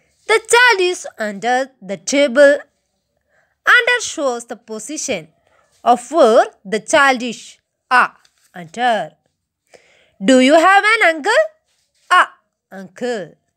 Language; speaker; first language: English; non-native, local second language; Malayalam